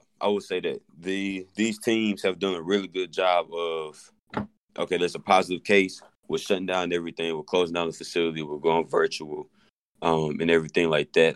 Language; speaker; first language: English; native; English